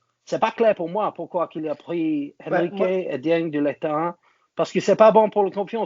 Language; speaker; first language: French; non-native, learner; English